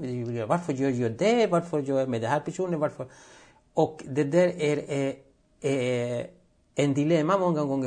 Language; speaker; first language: Swedish; non-native, fluent; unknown